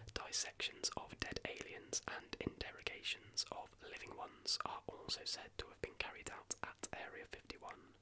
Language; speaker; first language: English; native; English